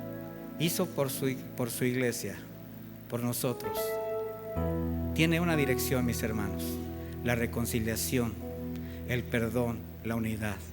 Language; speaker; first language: Spanish; native; Spanish